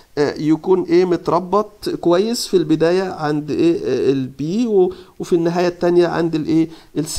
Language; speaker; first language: Arabic; native; Arabic